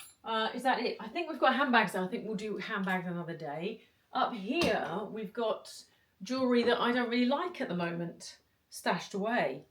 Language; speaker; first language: English; native; English